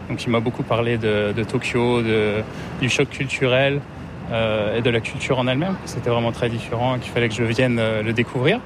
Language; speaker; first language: French; native; French